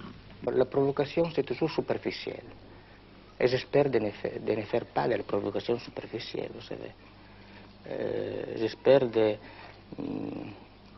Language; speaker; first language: French; non-native, local second language; Italian